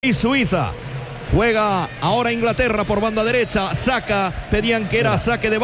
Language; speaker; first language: Spanish; native; Spanish